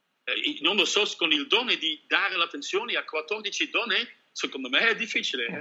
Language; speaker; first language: Italian; non-native, learner; Dutch